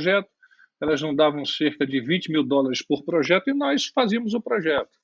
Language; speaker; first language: Portuguese; native; Portuguese